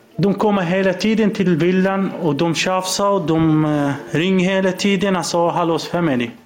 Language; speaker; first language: Swedish; non-native, learner; Arabic